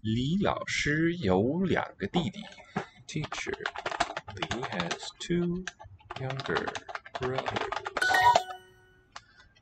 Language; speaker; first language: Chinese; non-native, learner; English